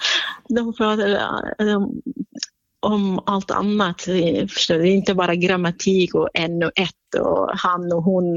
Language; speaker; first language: Swedish; non-native, fluent; Kurdish